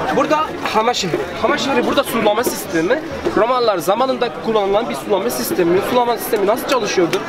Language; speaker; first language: Turkish; non-native, fluent; Arabic